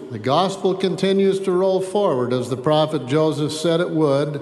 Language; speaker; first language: English; native; English